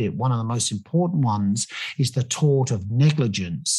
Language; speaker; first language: English; native; English